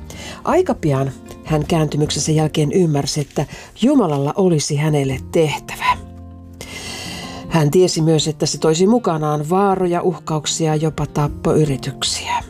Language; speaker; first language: Finnish; native; Finnish